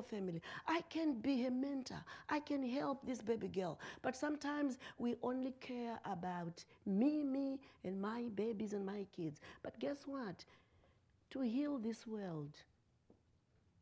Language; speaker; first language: English; non-native, local second language; Shona